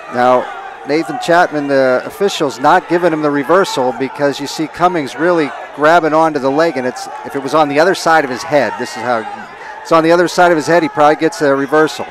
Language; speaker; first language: English; native; English